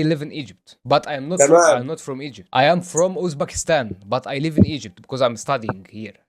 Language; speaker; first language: English; non-native, learner; Arabic